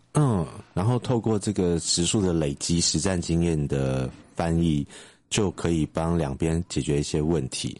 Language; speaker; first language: Chinese; native; Chinese